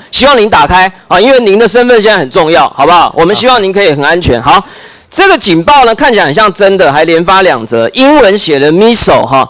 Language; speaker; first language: Chinese; native; Chinese